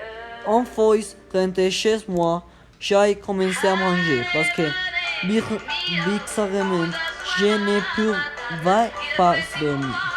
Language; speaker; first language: French; non-native, learner; Spanish